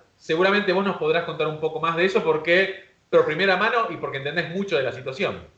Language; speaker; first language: Spanish; native; Spanish